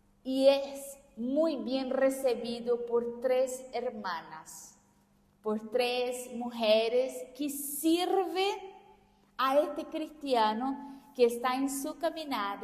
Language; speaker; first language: Spanish; non-native, fluent; Portuguese